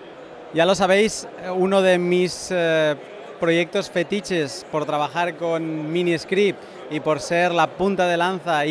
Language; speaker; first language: Spanish; native; Spanish